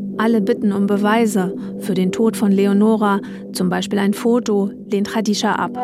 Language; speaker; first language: German; native; German